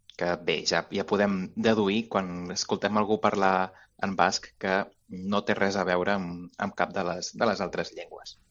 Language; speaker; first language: Catalan; native; Catalan